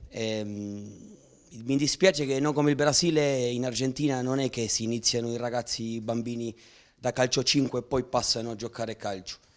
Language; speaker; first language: Italian; non-native, fluent; Spanish